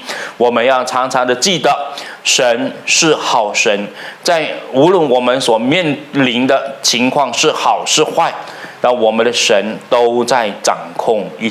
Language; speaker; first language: Chinese; native; Chinese